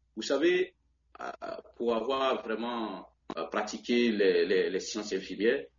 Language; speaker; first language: French; non-native, local second language; Baoulé